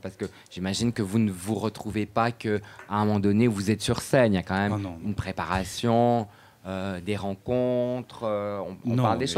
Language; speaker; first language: French; native; French